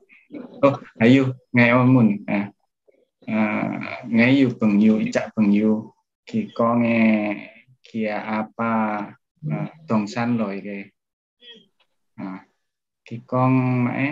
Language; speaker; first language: Cantonese; non-native, learner; Indonesian